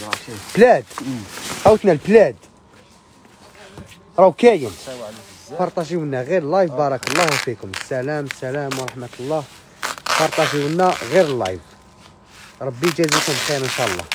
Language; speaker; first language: Arabic; native; Arabic